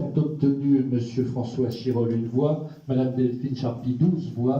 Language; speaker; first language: French; native; French